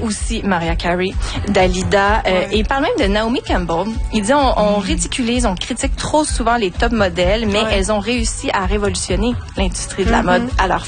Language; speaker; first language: French; native; French